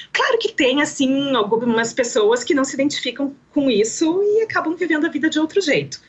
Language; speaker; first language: Portuguese; native; Portuguese